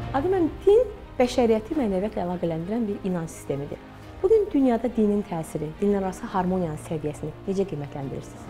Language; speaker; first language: Azerbaijani; native; Azerbaijani